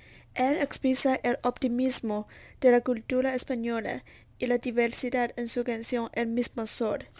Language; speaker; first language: Spanish; non-native, learner; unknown